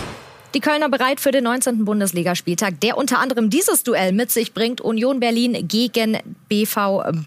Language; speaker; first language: German; native; German